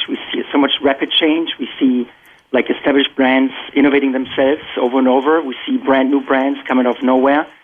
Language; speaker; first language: English; non-native, fluent; German